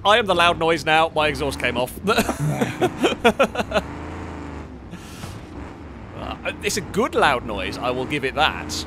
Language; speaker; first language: English; native; English